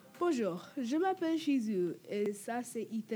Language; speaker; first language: French; non-native, learner; English